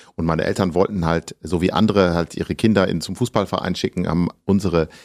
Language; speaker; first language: German; native; German